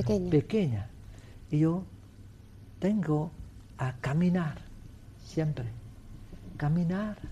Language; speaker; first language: Spanish; non-native, learner; Vietnamese